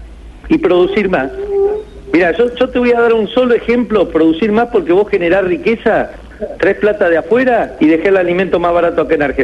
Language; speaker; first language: Spanish; native; Spanish